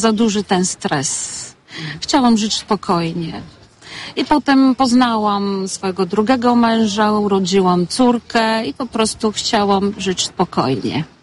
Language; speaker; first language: Polish; non-native, fluent; Bulgarian